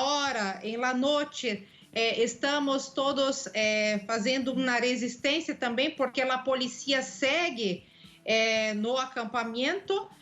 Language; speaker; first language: Portuguese; non-native, local second language; Spanish